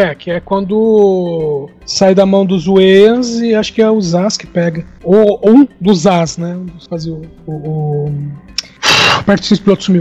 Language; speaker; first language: Portuguese; native; Portuguese